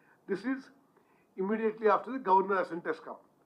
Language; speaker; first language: English; non-native, local second language; Telugu